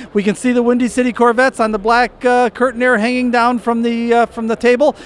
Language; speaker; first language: English; native; English